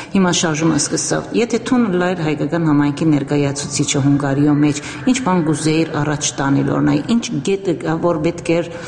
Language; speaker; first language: Armenian; early bilingual, heritage; Armenian